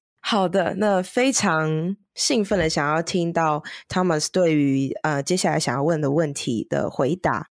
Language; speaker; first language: Chinese; native; Chinese